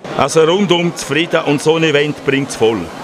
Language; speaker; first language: German; native; German